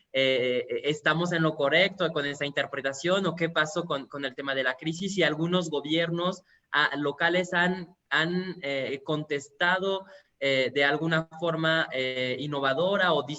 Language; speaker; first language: Spanish; native; Spanish